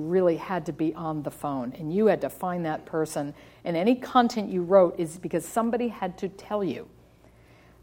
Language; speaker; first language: English; native; English